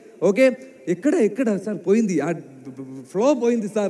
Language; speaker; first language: Telugu; non-native, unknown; Malayalam